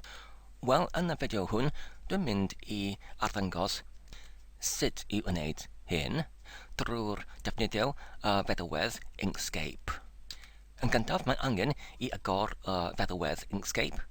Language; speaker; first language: Welsh; non-native, learner; English